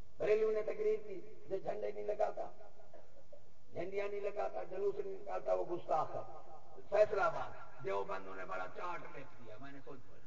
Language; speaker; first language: Urdu; non-native, local second language; Punjabi